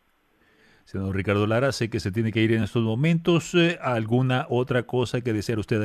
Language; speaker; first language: Spanish; native; Spanish